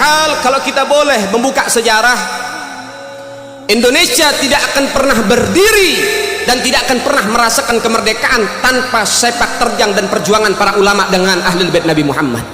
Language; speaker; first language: Indonesian; native; Indonesian